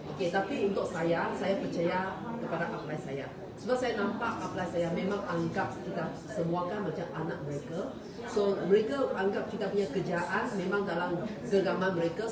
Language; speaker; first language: Malay; non-native, local second language; Chinese